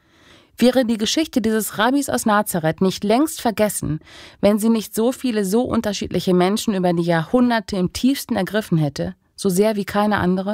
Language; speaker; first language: German; native; German